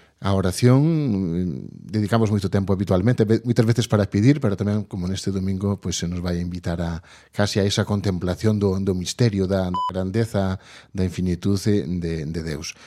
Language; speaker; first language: Galician; native; Galician